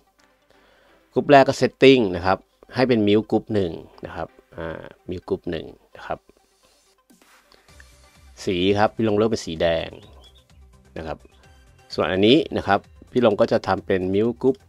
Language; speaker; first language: Thai; native; Thai